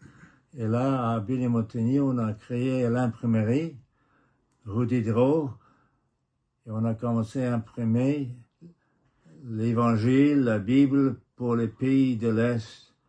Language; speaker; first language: French; non-native, fluent; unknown